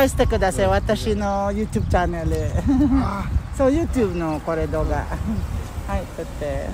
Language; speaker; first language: Japanese; non-native, learner; Filipino